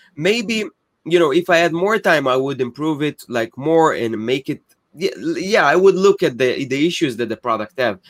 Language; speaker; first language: English; non-native, fluent; Hebrew